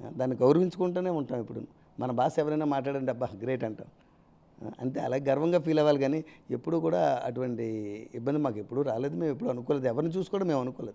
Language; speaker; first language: Telugu; native; Telugu